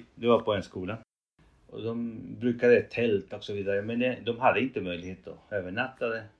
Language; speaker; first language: Swedish; non-native, fluent; Spanish